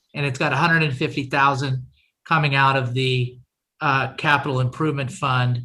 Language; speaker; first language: English; native; English